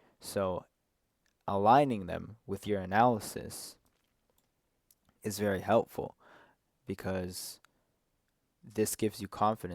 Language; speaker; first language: English; native; English